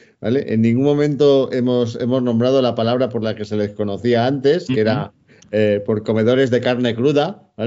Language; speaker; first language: Spanish; native; Spanish